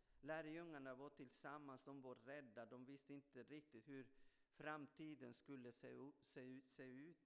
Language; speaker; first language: Swedish; non-native, fluent; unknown